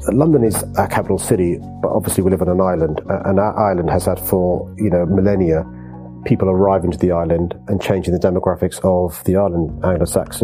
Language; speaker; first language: English; native; English